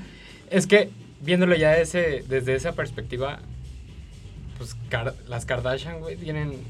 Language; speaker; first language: Spanish; native; Spanish